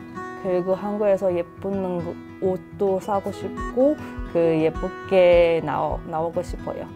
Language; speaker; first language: Korean; non-native, learner; Chinese